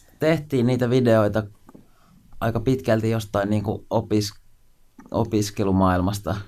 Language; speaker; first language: Finnish; native; Finnish